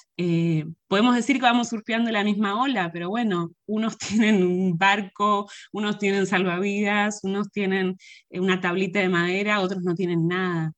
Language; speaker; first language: Spanish; native; Spanish